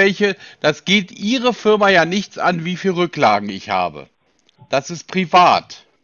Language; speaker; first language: German; native; German